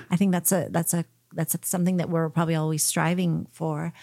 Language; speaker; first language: English; early bilingual, heritage; English